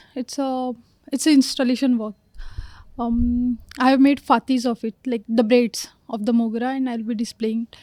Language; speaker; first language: English; non-native, local second language; Marathi